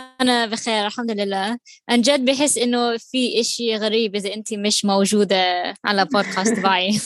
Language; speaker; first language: Arabic; non-native, learner; English